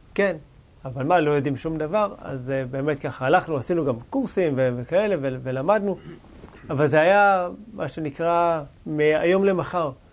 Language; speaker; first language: Hebrew; native; Hebrew